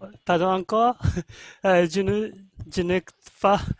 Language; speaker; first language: French; non-native, learner; Russian